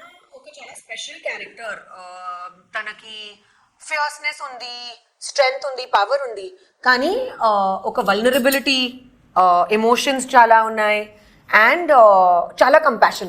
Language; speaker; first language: Telugu; non-native, learner; Hindi